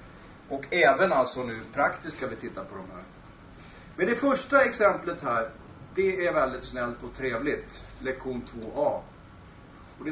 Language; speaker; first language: Swedish; native; Swedish